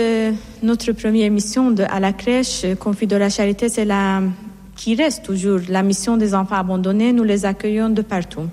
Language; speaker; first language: French; non-native, fluent; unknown